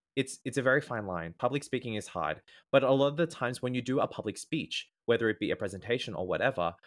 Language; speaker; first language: English; native; English